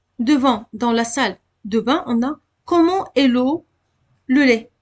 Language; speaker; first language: French; non-native, local second language; Arabic